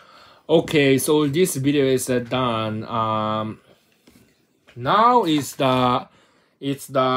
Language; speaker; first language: English; non-native, learner; Japanese